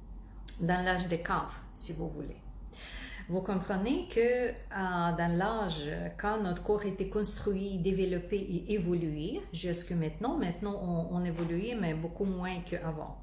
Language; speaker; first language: French; non-native, fluent; Russian